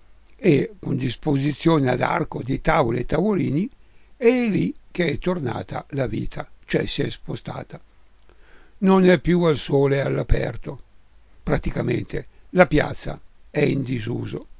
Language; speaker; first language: Italian; native; Italian